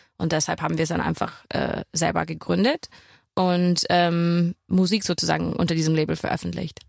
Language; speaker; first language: German; non-native, fluent; English